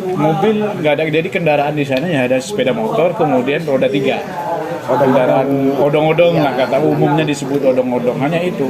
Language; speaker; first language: Indonesian; non-native, local second language; Madurese